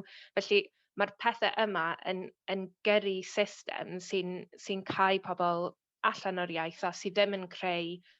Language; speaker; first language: Welsh; native; Welsh